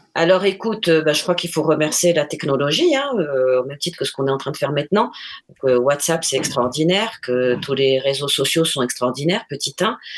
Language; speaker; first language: French; non-native, local second language; Arabic